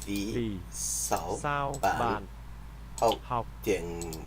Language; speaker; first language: Vietnamese; non-native, learner; English